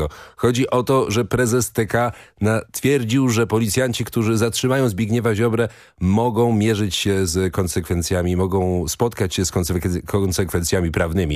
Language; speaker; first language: Polish; native; Polish